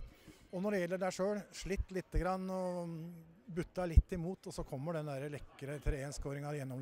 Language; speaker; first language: Norwegian; native; Norwegian